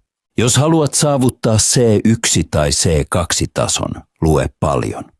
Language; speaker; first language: Finnish; non-native, fluent; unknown